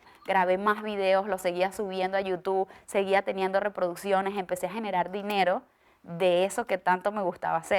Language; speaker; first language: Spanish; native; Spanish